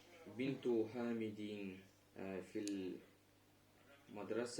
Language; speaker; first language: Arabic; non-native, learner; Russian